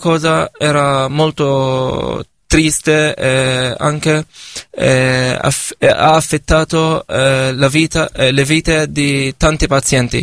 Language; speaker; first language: Italian; non-native, fluent; Arabic